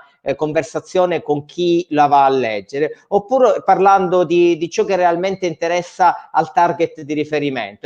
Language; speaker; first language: Italian; native; Italian